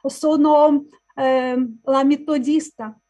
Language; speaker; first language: Italian; non-native, learner; Russian